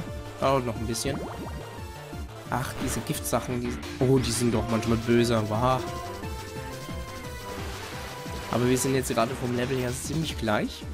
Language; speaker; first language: German; native; German